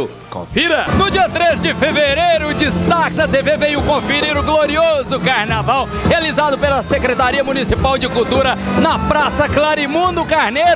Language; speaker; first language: Portuguese; native; Portuguese